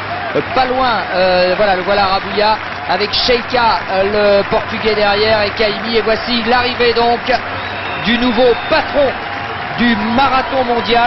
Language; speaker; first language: French; native; French